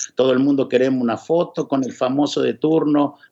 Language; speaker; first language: Spanish; native; Spanish